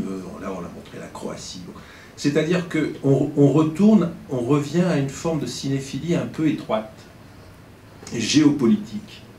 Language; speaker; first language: French; native; French